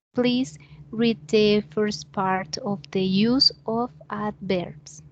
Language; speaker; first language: English; non-native, fluent; Spanish